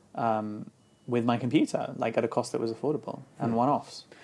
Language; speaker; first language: English; native; English